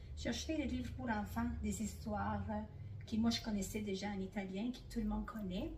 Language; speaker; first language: French; non-native, fluent; Italian